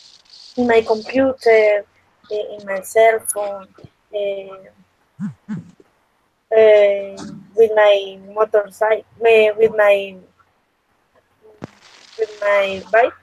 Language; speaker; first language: English; non-native, learner; Spanish